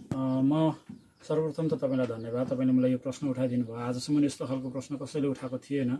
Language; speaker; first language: Nepali; native; Nepali